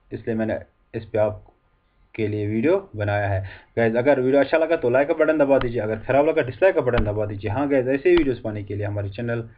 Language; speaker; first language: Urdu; non-native, local second language; Kashmiri